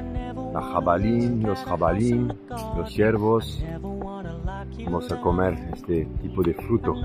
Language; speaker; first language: Spanish; non-native, learner; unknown